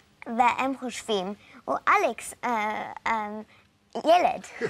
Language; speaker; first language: Hebrew; early bilingual, heritage; English